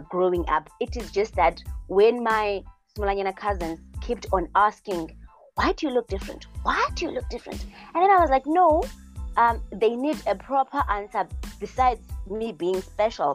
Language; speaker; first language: English; non-native, local second language; Xhosa